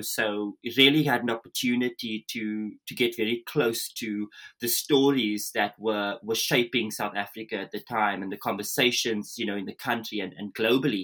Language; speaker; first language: English; native; English